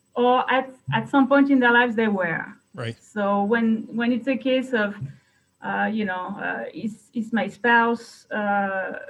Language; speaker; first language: English; non-native, fluent; French